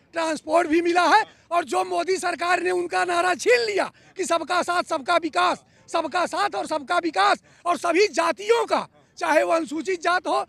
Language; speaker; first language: Hindi; native; Hindi